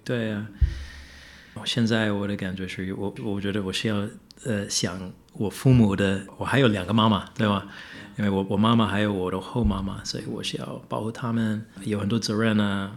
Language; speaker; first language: Chinese; non-native, fluent; English